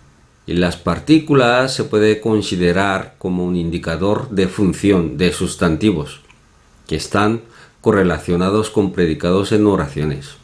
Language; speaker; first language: Spanish; non-native, fluent; Korean